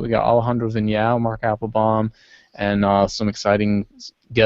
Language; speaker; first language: English; native; English